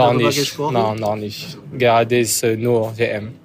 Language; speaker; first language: German; non-native, learner; French